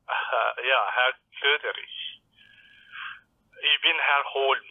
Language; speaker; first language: German; non-native, learner; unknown